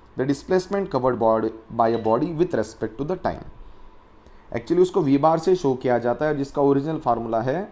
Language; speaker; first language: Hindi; non-native, local second language; Marathi